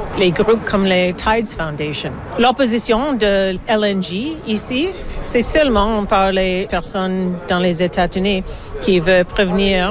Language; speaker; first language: French; non-native, learner; English